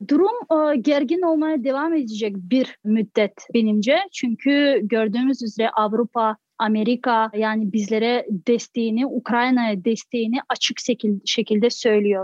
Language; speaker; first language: Turkish; non-native, fluent; Crimean Tatar